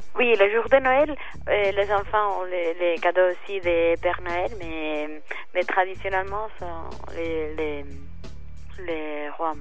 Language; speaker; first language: French; non-native, fluent; Spanish